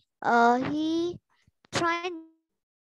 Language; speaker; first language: English; non-native, learner; Vietnamese